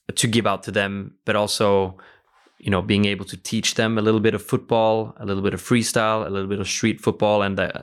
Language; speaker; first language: English; early bilingual, other home language; Norwegian